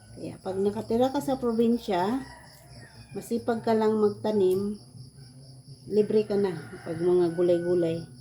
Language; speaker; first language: Filipino; native; Filipino